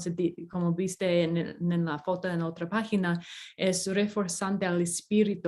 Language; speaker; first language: Spanish; non-native, fluent; English